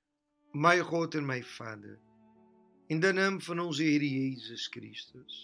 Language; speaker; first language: Dutch; non-native, fluent; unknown